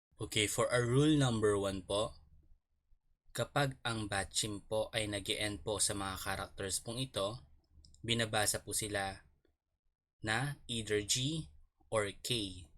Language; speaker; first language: Filipino; native; Filipino